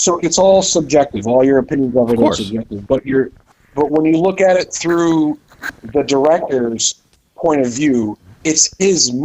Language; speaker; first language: English; native; English